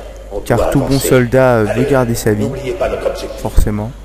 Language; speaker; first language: French; native; French